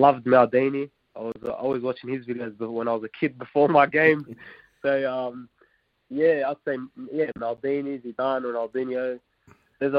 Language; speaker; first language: English; non-native, local second language; Arabic